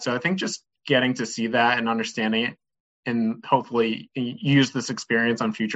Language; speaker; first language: English; native; English